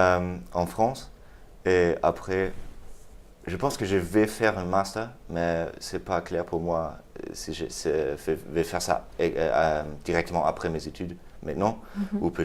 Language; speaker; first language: French; non-native, fluent; German